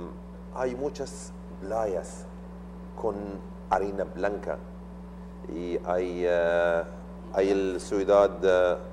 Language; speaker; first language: Spanish; non-native, learner; Arabic